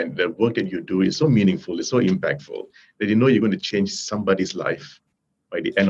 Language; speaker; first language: English; non-native, local second language; Tamil